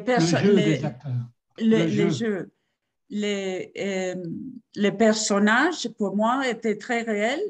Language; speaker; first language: French; non-native, fluent; Spanish